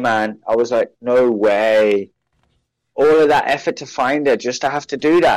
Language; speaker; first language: English; native; English